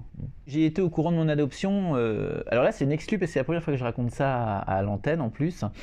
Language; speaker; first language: French; native; French